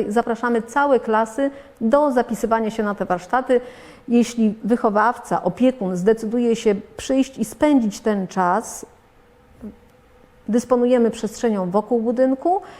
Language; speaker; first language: Polish; native; Polish